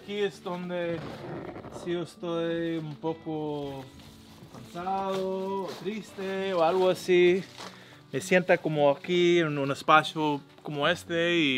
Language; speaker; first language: Spanish; non-native, learner; English